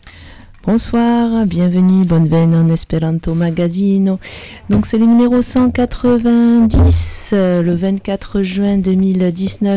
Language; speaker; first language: French; native; French